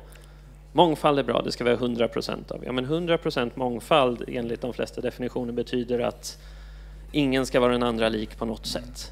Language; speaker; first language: Swedish; native; Swedish